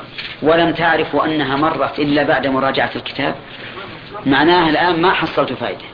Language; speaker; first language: Arabic; native; Arabic